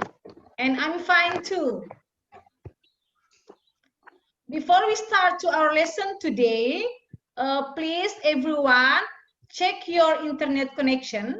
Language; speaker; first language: English; non-native, fluent; Indonesian